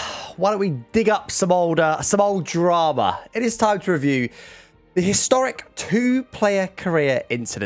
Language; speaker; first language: English; native; English